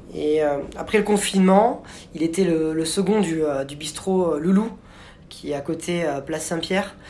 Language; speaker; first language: French; native; French